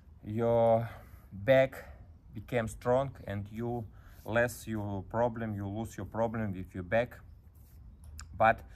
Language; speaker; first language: English; non-native, learner; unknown